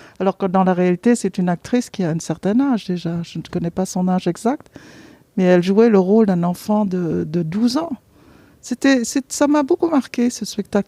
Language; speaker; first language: French; non-native, fluent; Vietnamese